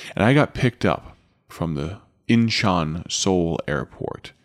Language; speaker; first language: English; native; English